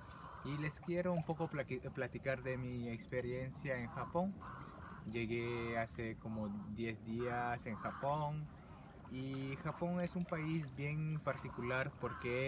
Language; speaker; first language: Spanish; non-native, fluent; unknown